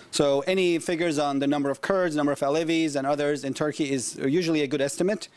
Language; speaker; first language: English; non-native, fluent; Turkish